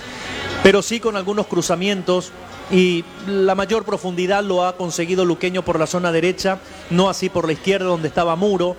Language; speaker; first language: Spanish; native; Spanish